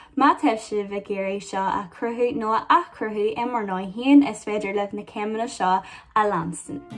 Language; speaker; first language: Irish; non-native, local second language; English